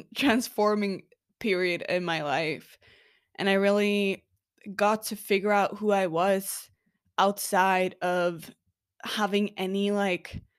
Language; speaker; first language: English; non-native, fluent; Norwegian